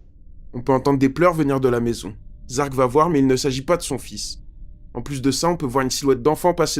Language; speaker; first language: French; native; French